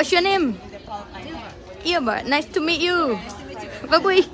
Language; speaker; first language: English; non-native, learner; Thai